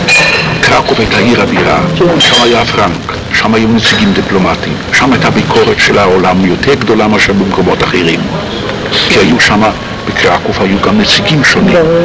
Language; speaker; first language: Hebrew; non-native, fluent; Polish